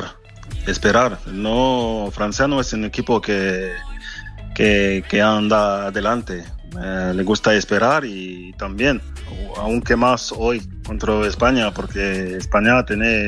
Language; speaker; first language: Spanish; non-native, fluent; French